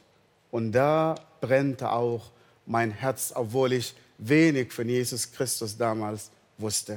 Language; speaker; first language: German; non-native, fluent; Arabic